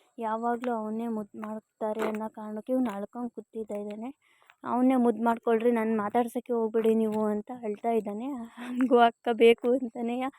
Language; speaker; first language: Kannada; native; Kannada